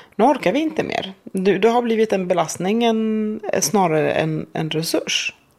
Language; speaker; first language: Swedish; non-native, fluent; Arabic